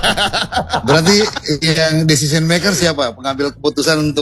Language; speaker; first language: Indonesian; native; Indonesian